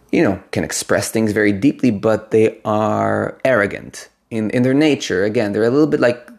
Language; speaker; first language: English; non-native, fluent; Hebrew